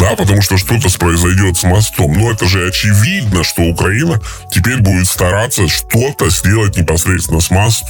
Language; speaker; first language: Russian; native; Russian